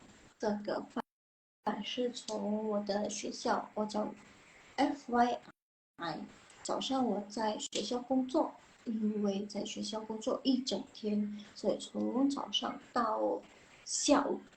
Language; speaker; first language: Chinese; non-native, fluent; Indonesian